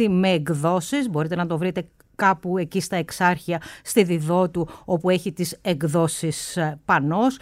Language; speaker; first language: Greek; native; Greek